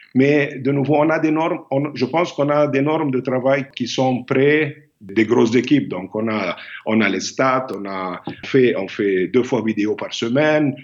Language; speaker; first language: French; non-native, fluent; Arabic